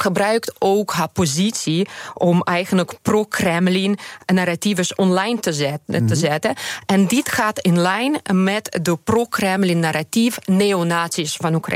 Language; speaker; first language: Dutch; non-native, fluent; Ukrainian